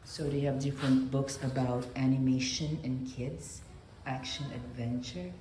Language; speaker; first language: English; non-native, local second language; Filipino